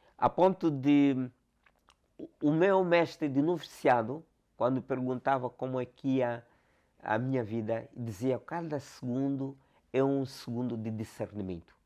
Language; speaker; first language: Portuguese; non-native, local second language; Makhuwa